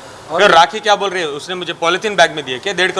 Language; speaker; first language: Hindi; native; Hindi